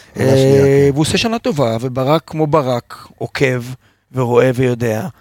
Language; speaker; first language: Hebrew; native; Hebrew